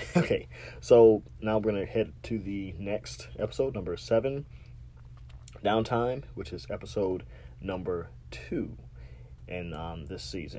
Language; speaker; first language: English; native; English